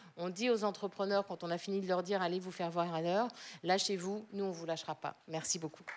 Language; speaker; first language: French; native; French